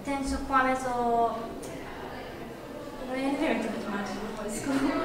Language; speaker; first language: Polish; early bilingual, heritage; Arabic